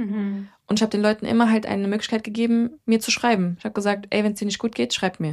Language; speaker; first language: German; early bilingual, other home language; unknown